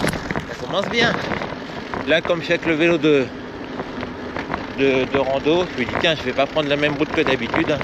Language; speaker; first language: French; native; French